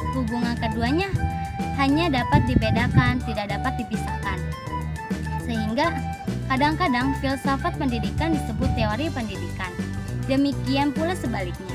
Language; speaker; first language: Indonesian; native; Indonesian